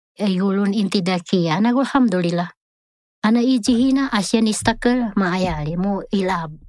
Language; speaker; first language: Arabic; non-native, learner; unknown